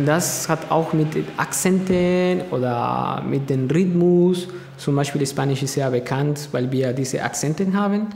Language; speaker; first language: German; non-native, fluent; Spanish